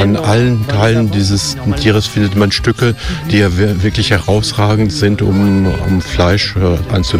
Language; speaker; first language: German; native; German